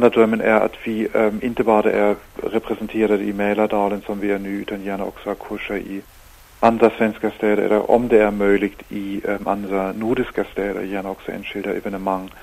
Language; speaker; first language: Swedish; non-native, fluent; German